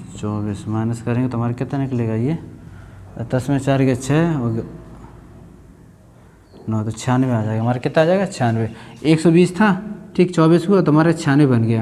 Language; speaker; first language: Hindi; native; Hindi